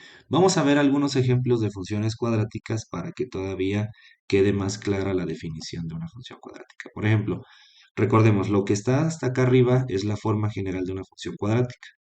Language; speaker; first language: Spanish; native; Spanish